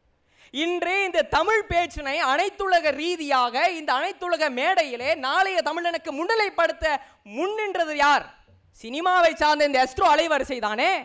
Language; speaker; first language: Tamil; native; Tamil